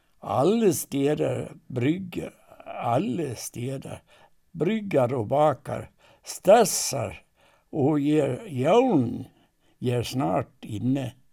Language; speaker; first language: Swedish; native; Swedish